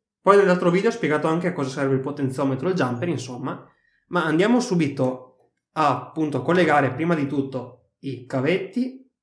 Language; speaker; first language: Italian; native; Italian